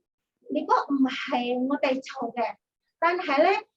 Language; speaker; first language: Cantonese; non-native, learner; Indonesian